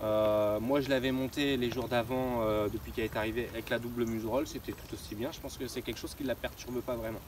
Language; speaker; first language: French; native; French